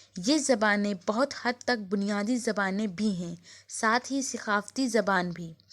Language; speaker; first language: Urdu; native; Urdu